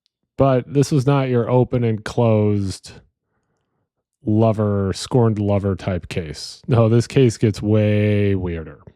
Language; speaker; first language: English; native; English